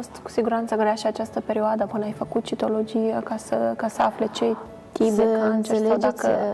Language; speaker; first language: Romanian; native; Romanian